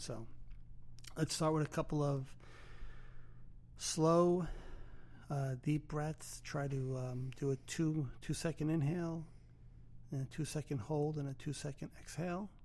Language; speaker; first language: English; native; English